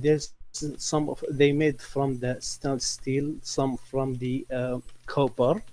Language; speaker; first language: English; non-native, learner; Arabic